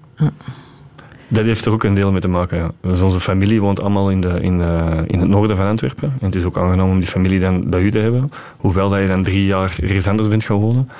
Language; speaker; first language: Dutch; native; Dutch